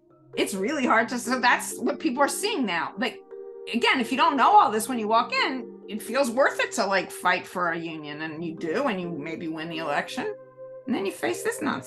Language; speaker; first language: English; native; English